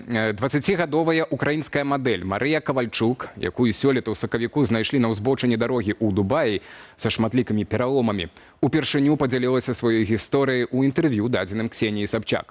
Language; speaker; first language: Belarusian; native; Belarusian